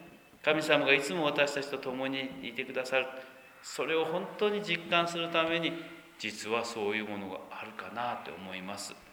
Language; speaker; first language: Japanese; native; Japanese